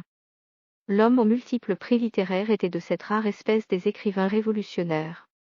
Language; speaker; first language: French; native; French